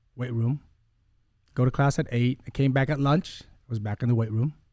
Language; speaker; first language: English; early bilingual, other home language; Vietnamese